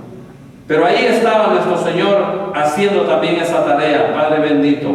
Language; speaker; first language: Spanish; native; Spanish